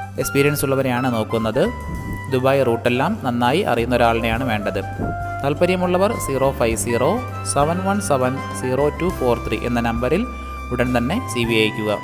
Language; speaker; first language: Malayalam; native; Malayalam